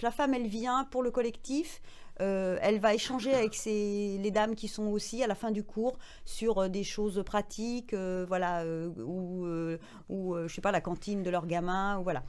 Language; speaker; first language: French; native; French